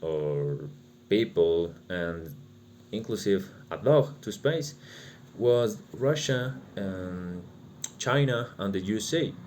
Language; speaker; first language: English; non-native, learner; Spanish